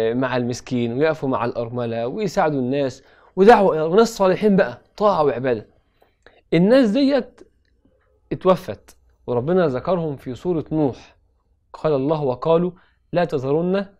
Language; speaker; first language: Arabic; native; Arabic